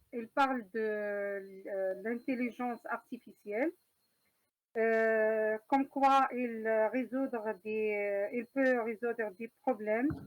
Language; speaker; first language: French; non-native, learner; Arabic